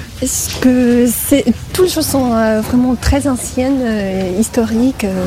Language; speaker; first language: French; non-native, fluent; Russian